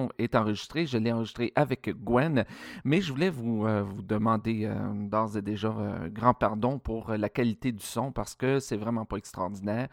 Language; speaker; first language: French; native; French